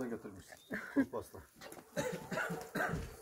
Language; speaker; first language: Turkish; native; Turkish